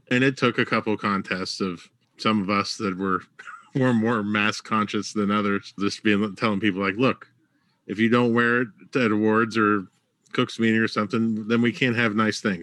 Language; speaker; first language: English; native; English